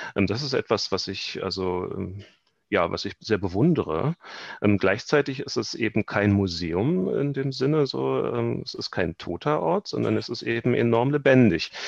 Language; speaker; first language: German; native; German